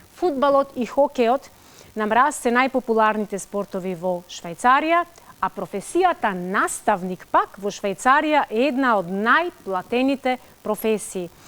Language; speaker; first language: Macedonian; native; Macedonian